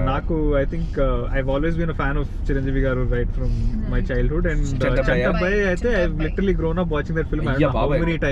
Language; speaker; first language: Telugu; native; Telugu